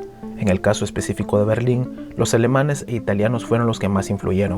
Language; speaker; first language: Spanish; native; Spanish